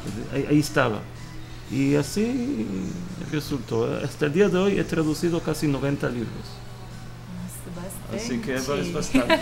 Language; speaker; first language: Spanish; early bilingual, heritage; Hebrew